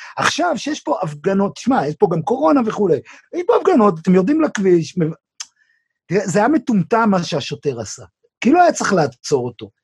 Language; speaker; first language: Hebrew; native; Hebrew